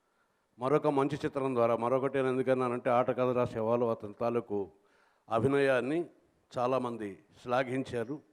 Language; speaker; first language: Telugu; native; Telugu